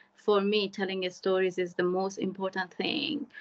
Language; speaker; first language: English; non-native, fluent; Persian